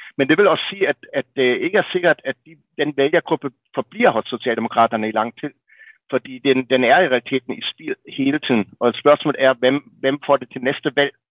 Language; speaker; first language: Danish; native; Danish